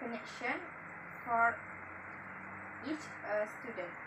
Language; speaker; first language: English; non-native, fluent; Malay